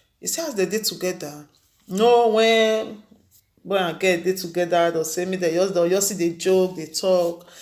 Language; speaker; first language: Nigerian Pidgin; non-native, local second language; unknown